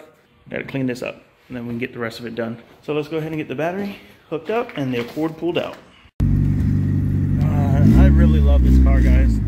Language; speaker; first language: English; native; English